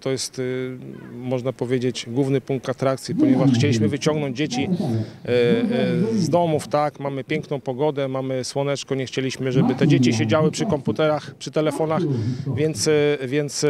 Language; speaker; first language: Polish; native; Polish